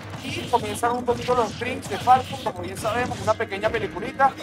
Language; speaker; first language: Spanish; native; Spanish